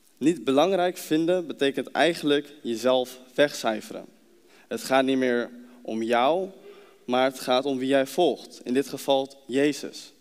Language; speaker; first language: Dutch; native; Dutch